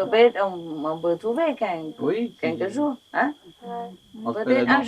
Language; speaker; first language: French; non-native, learner; Vietnamese